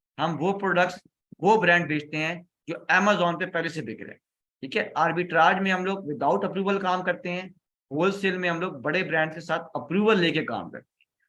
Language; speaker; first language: Urdu; native; Urdu